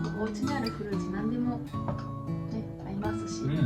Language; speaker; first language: Japanese; native; Japanese